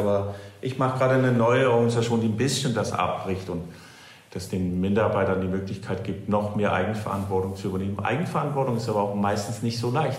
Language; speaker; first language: German; non-native, fluent; Danish